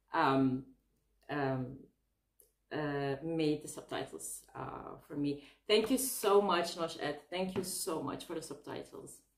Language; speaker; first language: English; non-native, fluent; Arabic